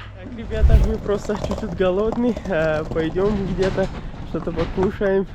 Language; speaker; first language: Russian; non-native, learner; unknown